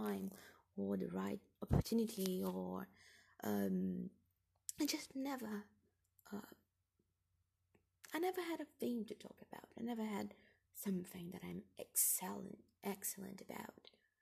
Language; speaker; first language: English; non-native, fluent; Portuguese